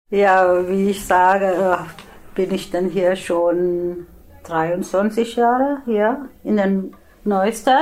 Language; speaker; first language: German; non-native, fluent; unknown